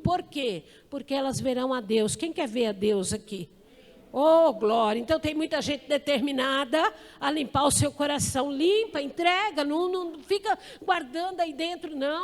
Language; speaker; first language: Portuguese; native; Portuguese